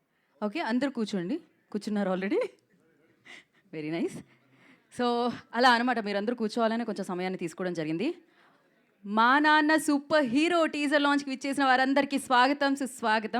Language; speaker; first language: Telugu; native; Telugu